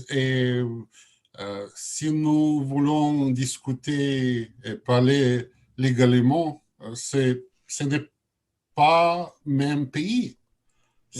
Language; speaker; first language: French; non-native, learner; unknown